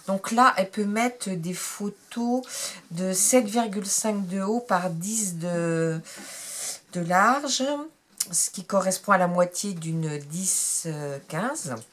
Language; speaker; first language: French; native; French